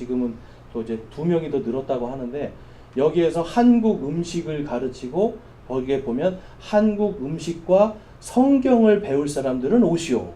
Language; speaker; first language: Korean; native; Korean